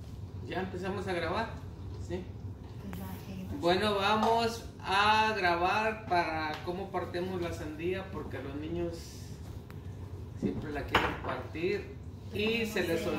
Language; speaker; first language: Spanish; native; Spanish